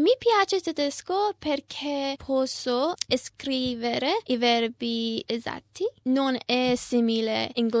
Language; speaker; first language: Italian; non-native, learner; Persian